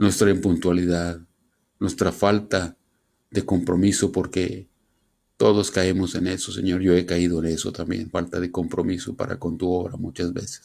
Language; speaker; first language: Spanish; native; Spanish